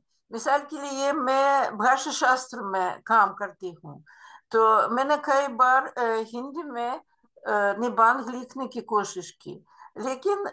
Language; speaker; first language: Hindi; non-native, fluent; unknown